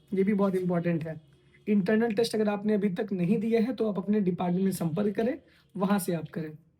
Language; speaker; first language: Hindi; native; Hindi